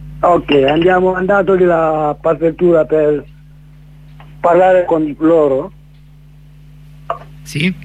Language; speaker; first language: Italian; non-native, learner; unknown